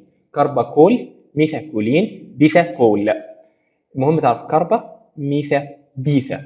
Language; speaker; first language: Arabic; native; Arabic